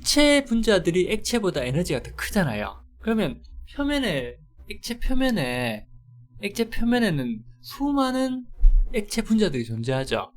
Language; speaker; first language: Korean; native; Korean